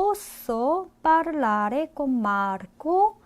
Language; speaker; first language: Italian; non-native, fluent; Korean